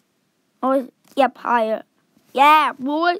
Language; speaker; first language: English; native; English